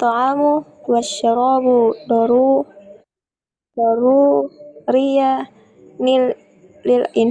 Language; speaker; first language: Arabic; non-native, learner; Indonesian